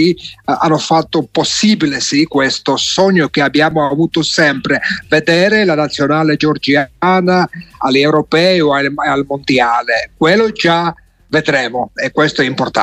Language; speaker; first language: Italian; non-native, fluent; Georgian